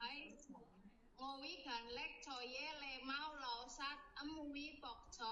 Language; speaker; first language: Cantonese; non-native, learner; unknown